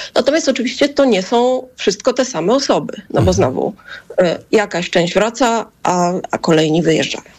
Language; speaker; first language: Polish; native; Polish